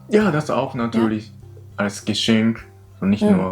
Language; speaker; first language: German; non-native, learner; Japanese